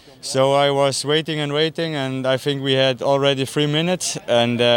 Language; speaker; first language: English; non-native, fluent; German